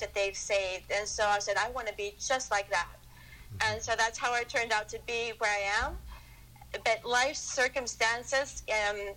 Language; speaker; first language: English; non-native, local second language; Filipino